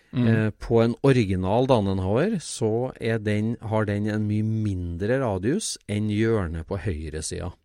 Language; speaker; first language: Norwegian; native; Norwegian